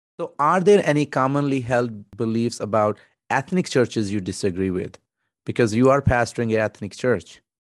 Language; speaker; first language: English; non-native, fluent; Urdu